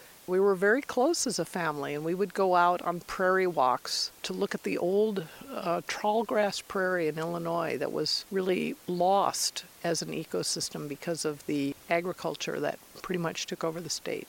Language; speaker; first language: English; native; English